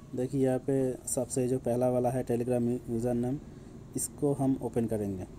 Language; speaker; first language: Hindi; non-native, local second language; Bangla